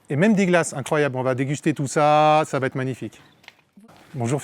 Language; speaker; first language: French; native; French